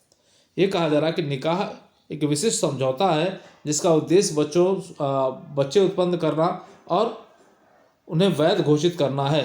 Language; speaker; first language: Hindi; native; Hindi